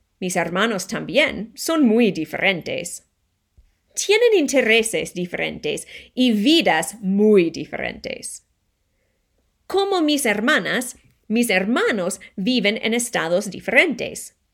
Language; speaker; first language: Spanish; non-native, fluent; English